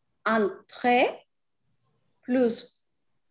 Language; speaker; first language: French; non-native, learner; Spanish